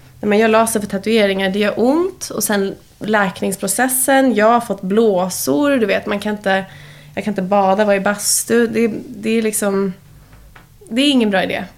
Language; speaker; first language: Swedish; early bilingual, heritage; Swedish